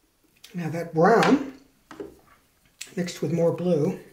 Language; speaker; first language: English; native; English